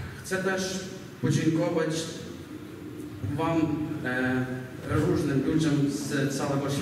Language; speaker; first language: Polish; non-native, learner; Ukrainian